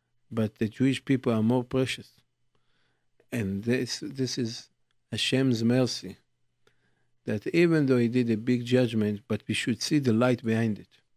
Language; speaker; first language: English; non-native, fluent; Hebrew